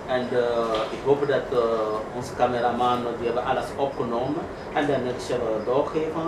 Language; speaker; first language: Dutch; non-native, learner; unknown